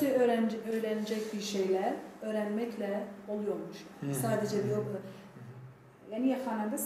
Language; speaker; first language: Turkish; non-native, fluent; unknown